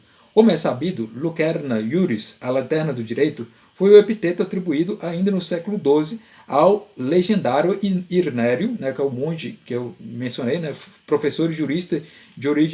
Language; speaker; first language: Portuguese; native; Portuguese